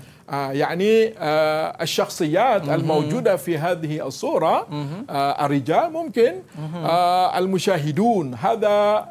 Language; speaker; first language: Arabic; non-native, fluent; Malay